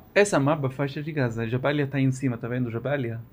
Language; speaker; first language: Portuguese; non-native, learner; Arabic